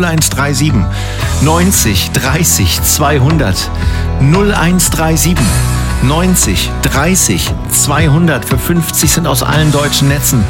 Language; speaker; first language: German; native; German